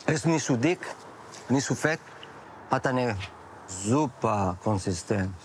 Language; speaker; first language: German; non-native, learner; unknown